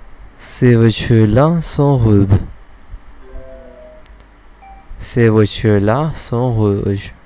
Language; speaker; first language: French; non-native, learner; English